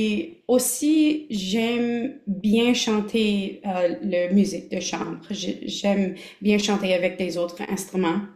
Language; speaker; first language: French; non-native, local second language; English